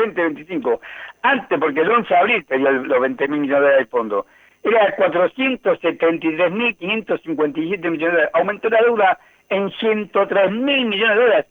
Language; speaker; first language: Spanish; native; Spanish